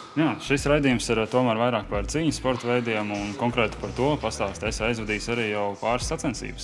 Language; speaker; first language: Latvian; native; Latvian